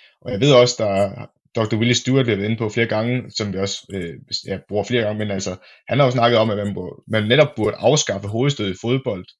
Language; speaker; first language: Danish; native; Danish